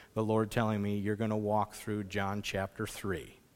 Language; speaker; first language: English; native; English